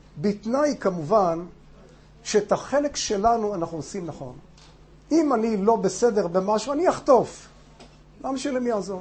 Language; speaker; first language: Hebrew; non-native, fluent; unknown